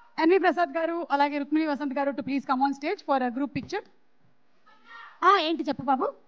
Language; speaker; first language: Telugu; native; Telugu